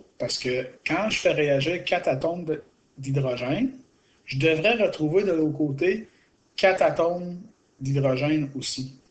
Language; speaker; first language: French; native; French